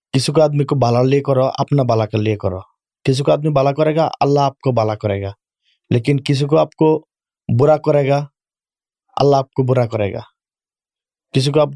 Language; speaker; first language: Urdu; non-native, learner; Bangla